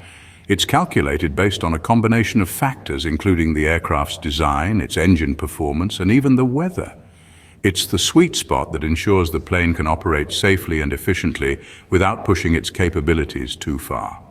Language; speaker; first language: English; native; English